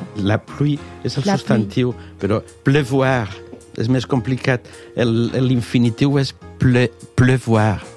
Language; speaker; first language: Catalan; native; Catalan